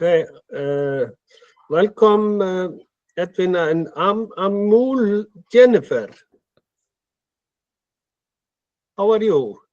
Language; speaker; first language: English; non-native, fluent; Icelandic